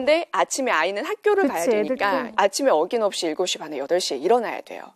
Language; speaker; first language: Korean; native; Korean